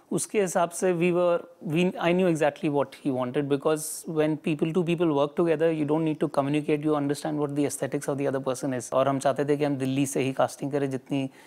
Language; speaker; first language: Hindi; native; Hindi